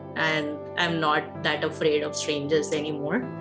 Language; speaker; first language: English; non-native, local second language; Hindi